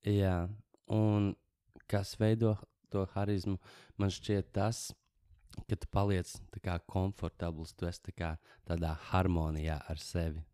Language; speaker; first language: Latvian; native; Latvian